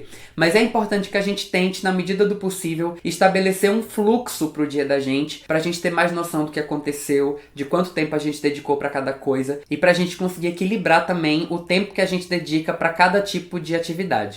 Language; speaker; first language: Portuguese; native; Portuguese